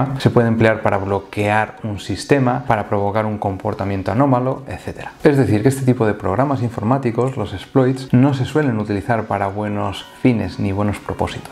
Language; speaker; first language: Spanish; native; Spanish